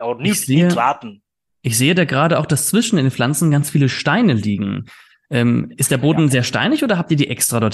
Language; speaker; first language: German; native; German